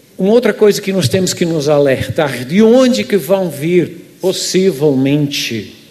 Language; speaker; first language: Portuguese; non-native, fluent; Dutch